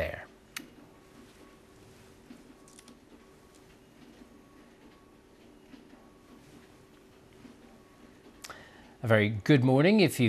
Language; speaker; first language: English; native; English